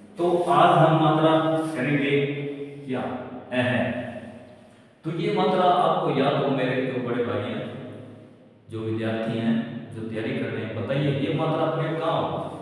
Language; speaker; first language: Hindi; native; Hindi